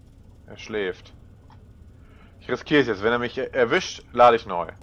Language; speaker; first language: German; native; German